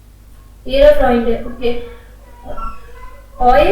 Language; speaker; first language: German; non-native, learner; Hindi